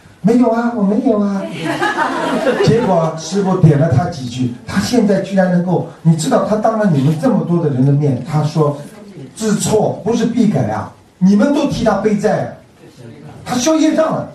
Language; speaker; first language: Chinese; native; Chinese